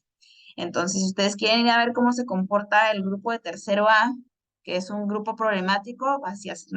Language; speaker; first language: Spanish; native; Spanish